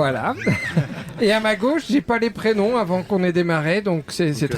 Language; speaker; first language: French; native; French